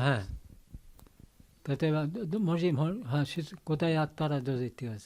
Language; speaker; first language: Japanese; non-native, learner; Bangla